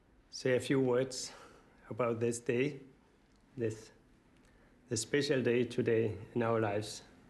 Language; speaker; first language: English; non-native, fluent; Danish